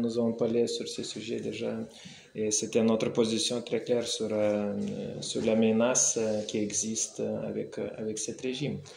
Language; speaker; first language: French; non-native, fluent; Lithuanian